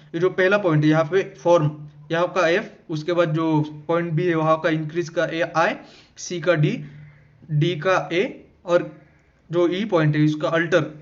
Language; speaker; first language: Hindi; non-native, local second language; Marathi